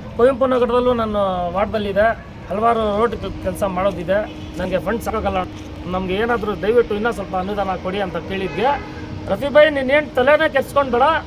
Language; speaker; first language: Kannada; non-native, local second language; Urdu